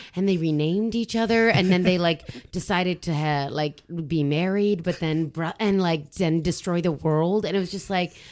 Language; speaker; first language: English; native; English